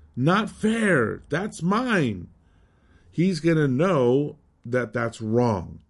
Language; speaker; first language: English; native; English